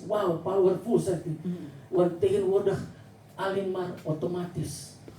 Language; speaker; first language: Dutch; non-native, fluent; Indonesian